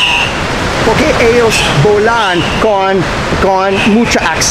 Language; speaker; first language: Spanish; non-native, learner; English